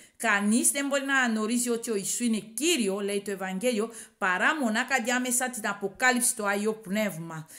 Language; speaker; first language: Greek; non-native, learner; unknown